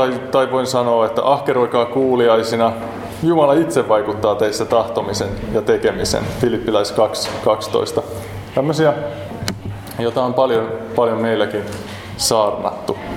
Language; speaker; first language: Finnish; native; Finnish